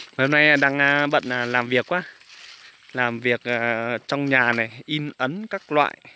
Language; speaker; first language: Vietnamese; non-native, local second language; Iu Mien